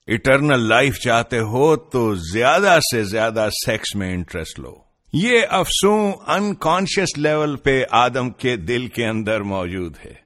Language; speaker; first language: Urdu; non-native, local second language; Punjabi